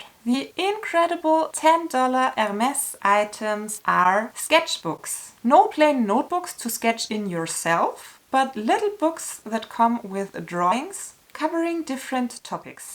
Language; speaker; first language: English; non-native, fluent; German